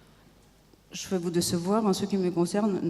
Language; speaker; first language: French; non-native, fluent; Spanish